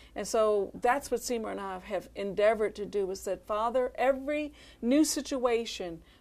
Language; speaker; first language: English; native; English